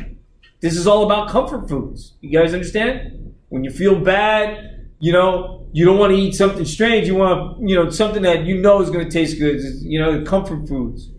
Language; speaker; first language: English; native; English